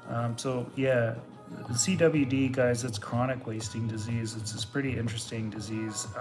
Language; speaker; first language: English; native; English